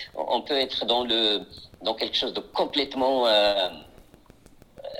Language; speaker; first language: French; non-native, local second language; Arabic